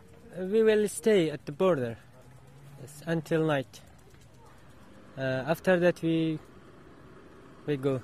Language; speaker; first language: English; non-native, learner; Arabic